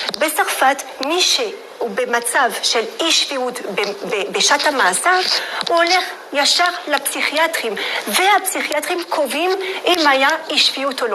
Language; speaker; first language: Hebrew; non-native, fluent; French